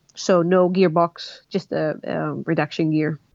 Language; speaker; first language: English; non-native, fluent; Swedish